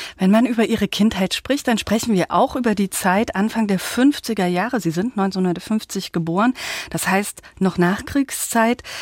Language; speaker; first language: German; native; German